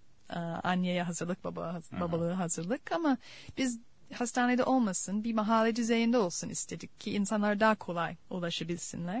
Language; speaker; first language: Turkish; non-native, fluent; English